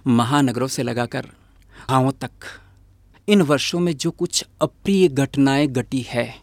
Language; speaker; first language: Hindi; native; Hindi